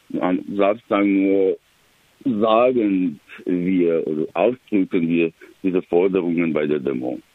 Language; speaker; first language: German; non-native, learner; Persian